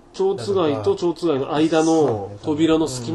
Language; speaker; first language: Japanese; native; Japanese